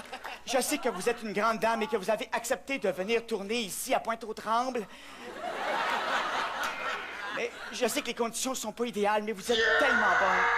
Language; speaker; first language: French; native; French